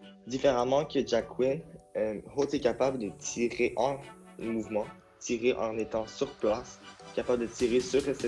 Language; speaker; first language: French; native; French